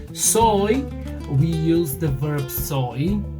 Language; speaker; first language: Spanish; non-native, fluent; English